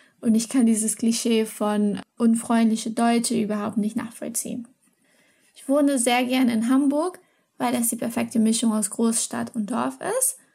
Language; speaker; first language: German; non-native, fluent; Portuguese